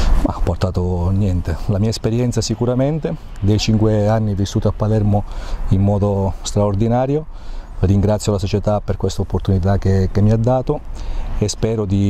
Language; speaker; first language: Italian; native; Italian